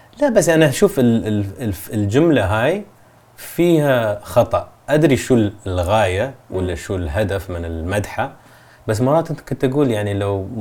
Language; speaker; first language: Arabic; native; Arabic